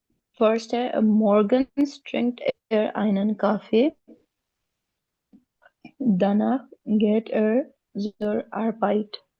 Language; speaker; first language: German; non-native, learner; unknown